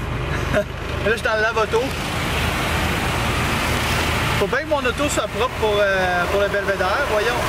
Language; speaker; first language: French; native; French